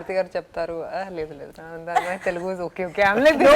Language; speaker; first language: Telugu; non-native, fluent; Hindi